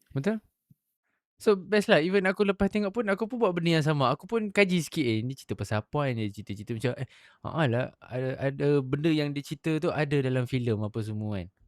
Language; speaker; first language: Malay; native; Malay